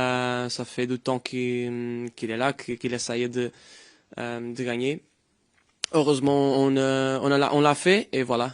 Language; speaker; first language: French; non-native, fluent; Portuguese